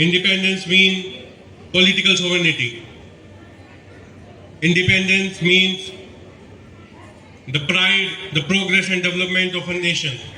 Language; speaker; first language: English; non-native, local second language; Hindi